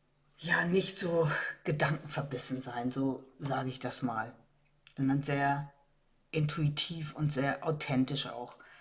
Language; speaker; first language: German; native; German